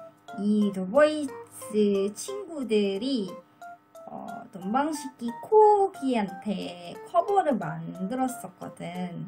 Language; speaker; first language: Korean; non-native, learner; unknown